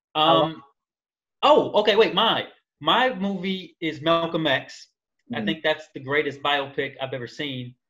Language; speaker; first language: English; native; English